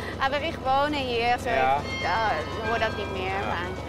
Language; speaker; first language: German; non-native, learner; Dutch